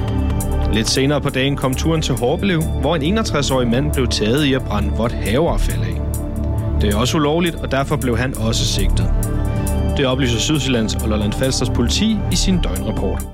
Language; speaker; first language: Danish; native; Danish